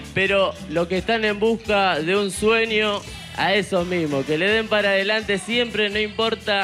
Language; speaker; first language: Spanish; native; Spanish